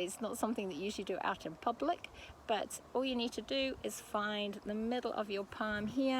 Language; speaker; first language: English; native; English